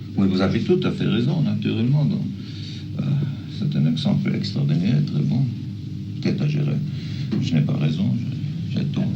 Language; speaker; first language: French; non-native, fluent; German